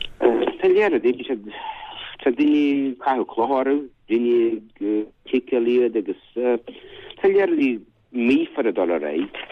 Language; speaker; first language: Irish; native; Irish